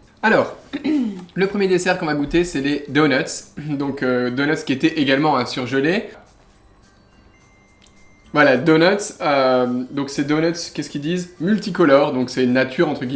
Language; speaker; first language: French; native; French